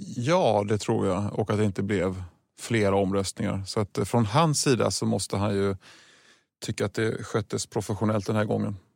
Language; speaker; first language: Swedish; native; Swedish